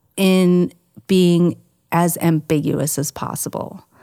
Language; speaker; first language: English; native; English